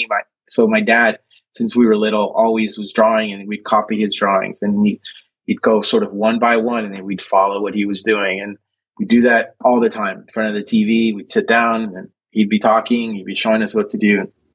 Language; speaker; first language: English; early bilingual, other home language; Spanish